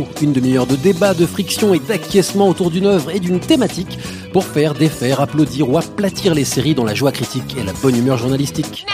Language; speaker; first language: French; native; French